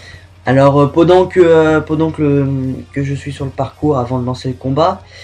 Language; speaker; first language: French; native; French